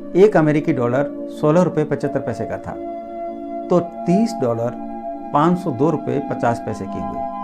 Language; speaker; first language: Hindi; native; Hindi